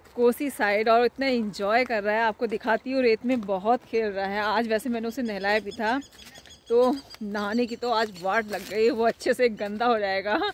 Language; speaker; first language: Hindi; native; Hindi